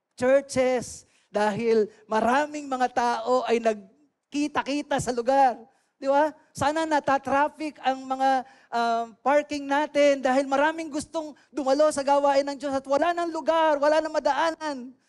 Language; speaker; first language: Filipino; native; Filipino